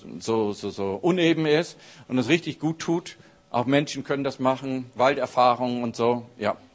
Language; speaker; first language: German; native; German